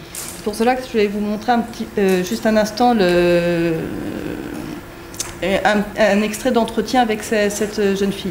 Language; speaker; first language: French; native; French